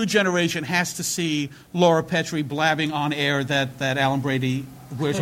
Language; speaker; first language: English; native; English